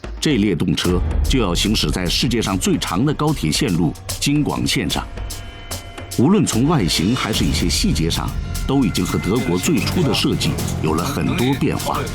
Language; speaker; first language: Chinese; native; Chinese